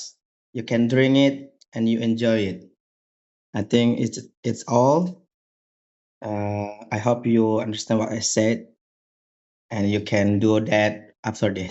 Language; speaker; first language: English; non-native, learner; Indonesian